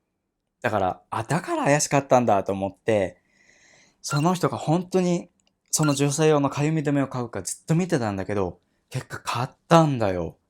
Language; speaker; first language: Japanese; non-native, fluent; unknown